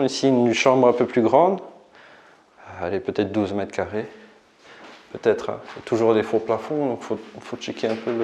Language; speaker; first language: French; native; French